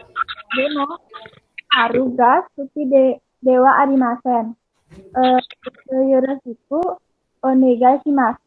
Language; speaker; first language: Japanese; non-native, learner; Indonesian